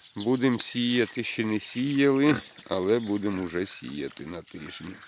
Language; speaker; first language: Ukrainian; native; Ukrainian